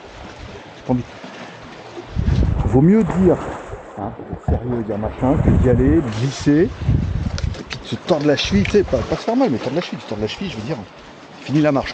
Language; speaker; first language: French; native; French